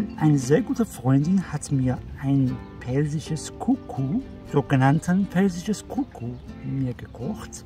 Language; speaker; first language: German; non-native, learner; Persian